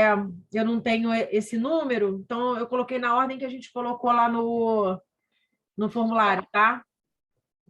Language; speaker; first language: Portuguese; native; Portuguese